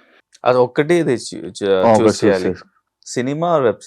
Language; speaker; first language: Telugu; non-native, learner; Hindi